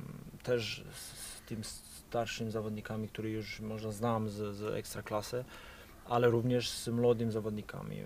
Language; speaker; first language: Polish; non-native, fluent; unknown